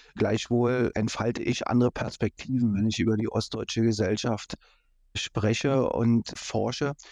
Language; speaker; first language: German; native; German